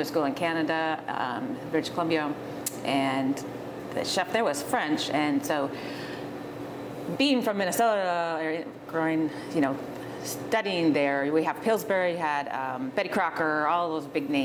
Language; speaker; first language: English; native; English